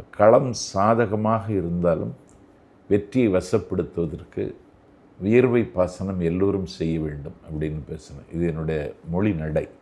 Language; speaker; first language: Tamil; native; Tamil